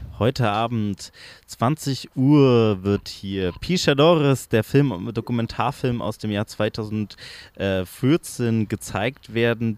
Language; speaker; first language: German; native; German